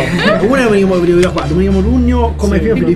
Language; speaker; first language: Italian; native; Italian